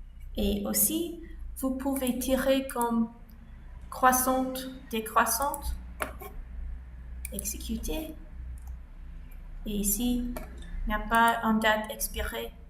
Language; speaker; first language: French; non-native, learner; English